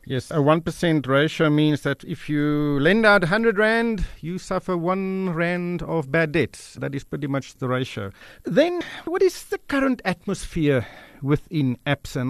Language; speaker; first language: English; non-native, local second language; Afrikaans